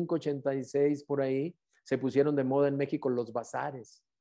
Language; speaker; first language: Spanish; native; Spanish